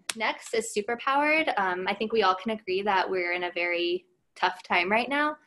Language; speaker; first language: English; native; English